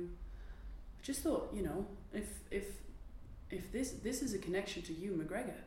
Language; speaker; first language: English; non-native, fluent; Dutch